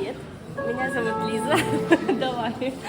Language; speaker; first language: Russian; non-native, learner; Korean